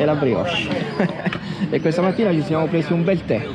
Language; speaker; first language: Italian; native; Italian